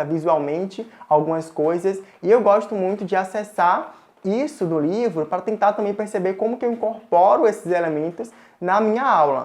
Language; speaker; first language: Portuguese; native; Portuguese